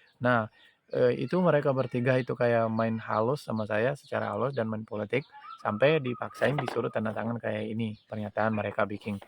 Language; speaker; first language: Indonesian; non-native, fluent; Urdu